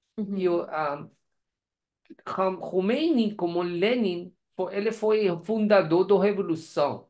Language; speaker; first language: Portuguese; non-native, learner; Persian